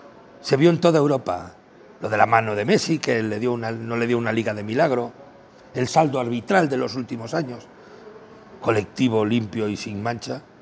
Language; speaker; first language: Spanish; native; Spanish